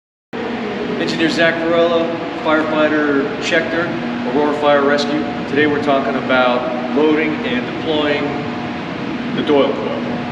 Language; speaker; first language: English; native; English